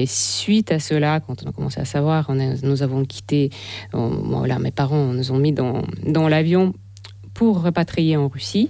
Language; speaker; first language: French; non-native, fluent; Russian